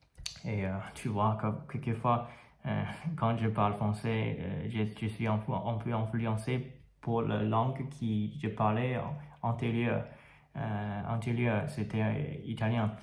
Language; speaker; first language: French; non-native, learner; Chinese